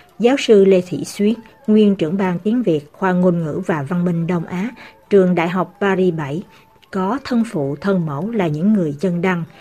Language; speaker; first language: Vietnamese; native; Vietnamese